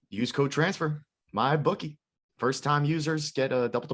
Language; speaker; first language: English; native; English